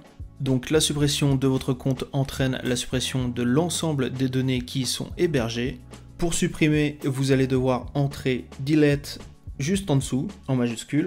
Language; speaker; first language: French; native; French